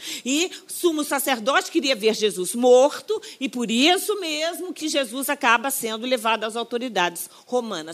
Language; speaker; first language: Portuguese; native; Portuguese